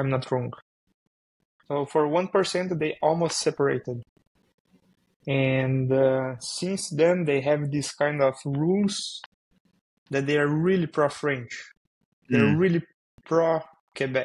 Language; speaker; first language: English; non-native, fluent; Portuguese